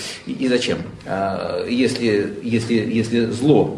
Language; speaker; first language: Russian; native; Russian